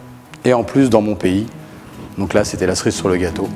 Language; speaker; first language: French; early bilingual, other home language; Arabic